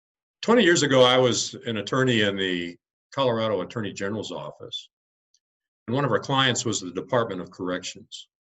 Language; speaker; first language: English; native; English